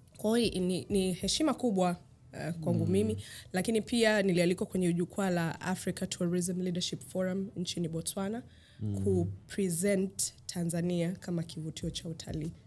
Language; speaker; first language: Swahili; native; Swahili